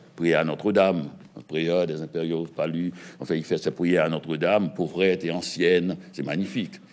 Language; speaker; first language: French; native; French